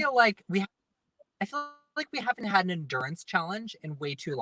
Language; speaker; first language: English; native; English